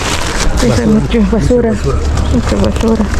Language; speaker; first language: Spanish; non-native, learner; Filipino